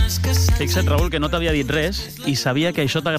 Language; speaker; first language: Catalan; native; Catalan